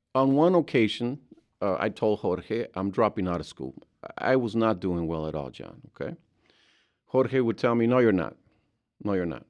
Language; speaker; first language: English; early bilingual, other home language; Spanish